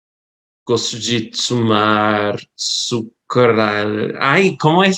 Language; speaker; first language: Portuguese; non-native, learner; English